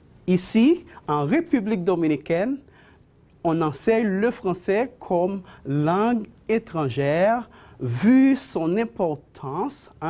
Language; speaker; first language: French; non-native, fluent; Spanish